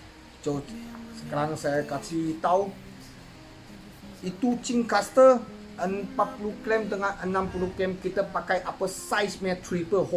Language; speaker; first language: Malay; non-native, local second language; Chinese